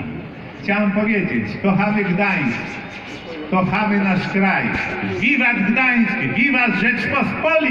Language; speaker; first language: Polish; native; Polish